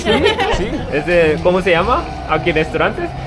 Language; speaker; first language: Spanish; non-native, learner; Korean